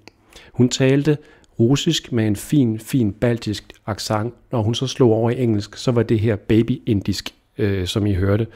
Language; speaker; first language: Danish; native; Danish